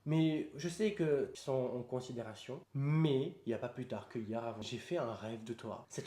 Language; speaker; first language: French; native; French